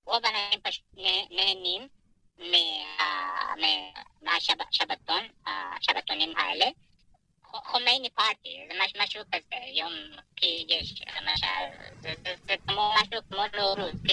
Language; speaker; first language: Hebrew; non-native, fluent; Persian